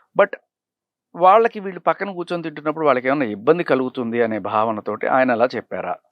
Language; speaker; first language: Telugu; native; Telugu